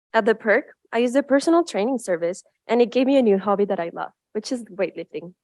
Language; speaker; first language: English; non-native, fluent; Spanish